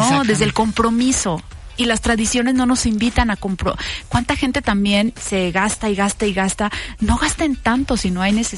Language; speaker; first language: Spanish; native; Spanish